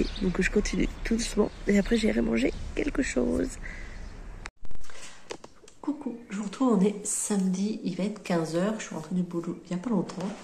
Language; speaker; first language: French; native; French